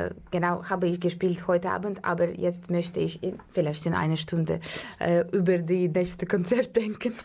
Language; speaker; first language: German; non-native, learner; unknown